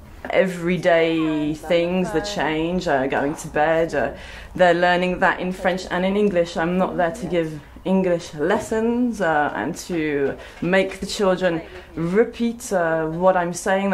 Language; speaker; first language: English; native; English